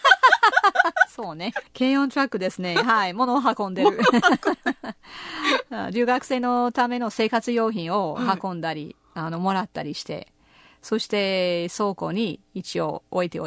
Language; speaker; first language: Japanese; non-native, fluent; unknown